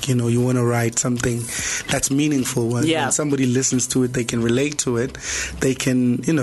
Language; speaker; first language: English; non-native, local second language; Zulu